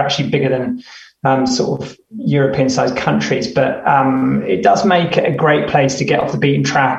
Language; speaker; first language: English; native; English